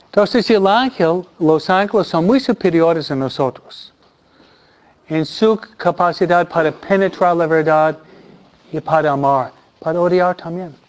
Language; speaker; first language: Spanish; non-native, fluent; English